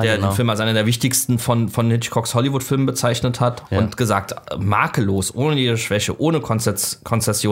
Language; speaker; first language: German; native; German